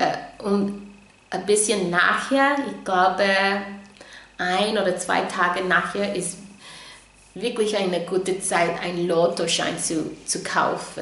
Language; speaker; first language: German; non-native, fluent; English